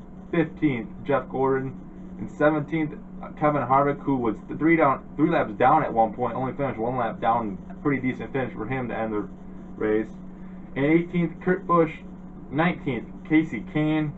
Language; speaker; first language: English; native; English